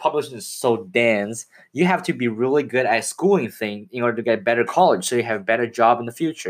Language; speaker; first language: English; non-native, fluent; Chinese